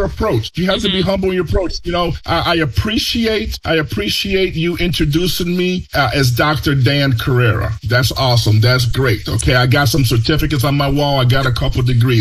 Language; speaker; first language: English; early bilingual, other home language; Spanish